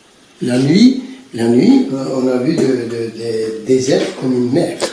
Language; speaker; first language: French; non-native, fluent; Turkish